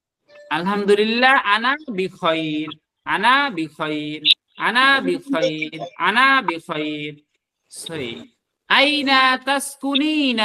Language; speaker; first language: Arabic; non-native, fluent; Bangla